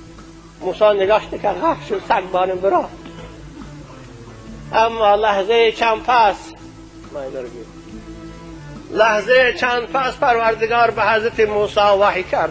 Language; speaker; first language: Persian; native; Persian